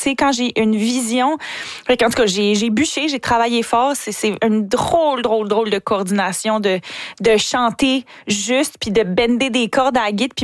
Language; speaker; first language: French; native; French